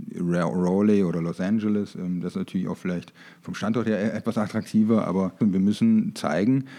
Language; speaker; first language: German; native; German